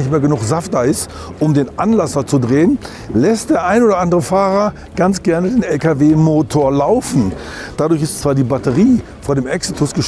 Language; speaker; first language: German; native; German